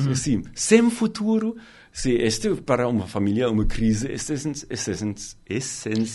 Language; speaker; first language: Portuguese; non-native, learner; German